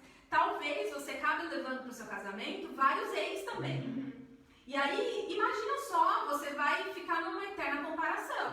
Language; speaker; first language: Portuguese; native; Portuguese